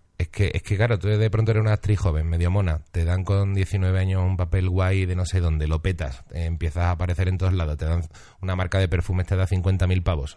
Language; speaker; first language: Spanish; native; Spanish